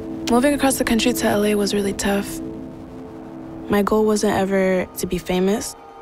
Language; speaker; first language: English; early bilingual, other home language; Spanish